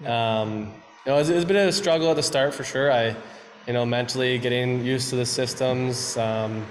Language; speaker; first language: English; native; English